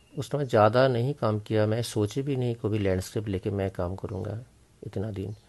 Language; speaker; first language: Hindi; native; Hindi